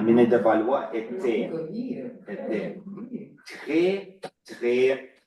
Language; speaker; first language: French; non-native, fluent; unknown